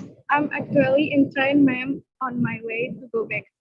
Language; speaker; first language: English; non-native, learner; Indonesian